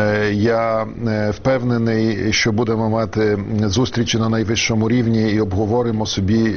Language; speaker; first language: Ukrainian; non-native, fluent; Polish